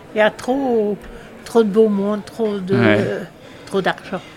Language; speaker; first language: French; native; French